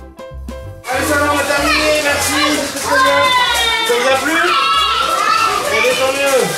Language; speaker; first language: French; native; French